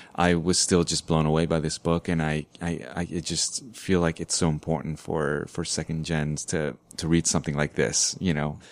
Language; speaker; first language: English; early bilingual, other home language; Vietnamese